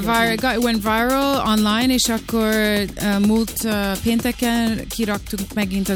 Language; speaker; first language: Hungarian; early bilingual, heritage; Hungarian